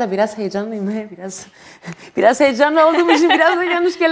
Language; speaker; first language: Turkish; non-native, fluent; Greek